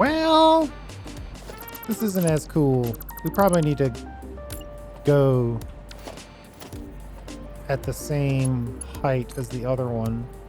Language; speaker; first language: English; native; English